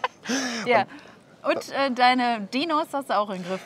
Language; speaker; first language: German; native; German